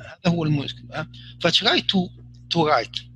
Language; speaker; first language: Arabic; native; Arabic